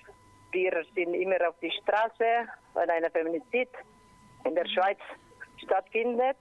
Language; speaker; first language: German; non-native, learner; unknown